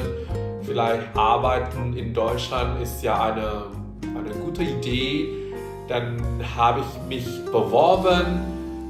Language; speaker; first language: German; non-native, fluent; Indonesian